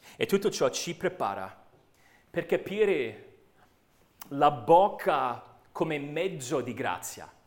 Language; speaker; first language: Italian; non-native, fluent; English